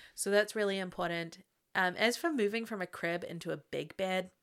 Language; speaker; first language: English; native; English